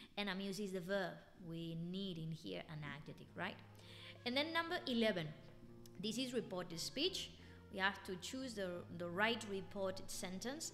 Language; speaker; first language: English; non-native, fluent; Spanish